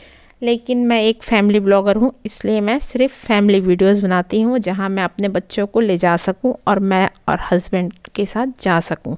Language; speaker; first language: Hindi; native; Hindi